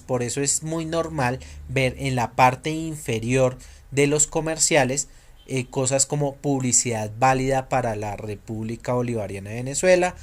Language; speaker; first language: Spanish; native; Spanish